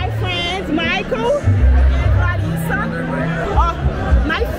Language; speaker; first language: English; non-native, learner; Portuguese